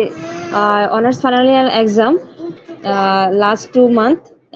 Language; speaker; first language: English; non-native, learner; Bangla